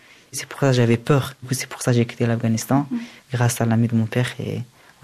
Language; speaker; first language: French; early bilingual, other home language; Persian